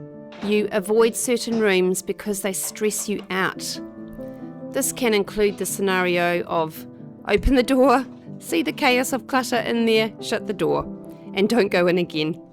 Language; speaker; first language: English; native; English